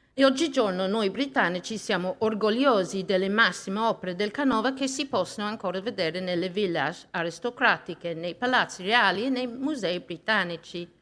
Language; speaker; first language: Italian; non-native, fluent; English